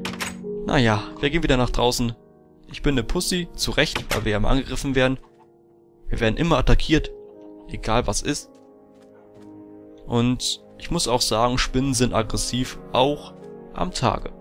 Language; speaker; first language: German; native; German